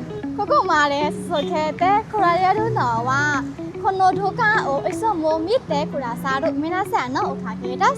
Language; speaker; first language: Japanese; non-native, learner; Burmese